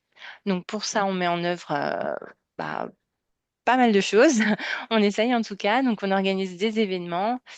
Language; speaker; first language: French; native; French